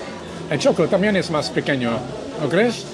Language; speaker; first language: Spanish; non-native, learner; Dutch